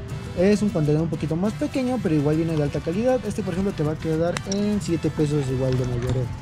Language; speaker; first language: Spanish; native; Spanish